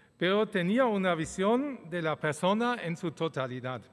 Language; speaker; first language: Spanish; early bilingual, other home language; German